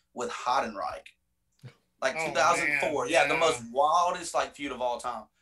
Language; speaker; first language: English; native; English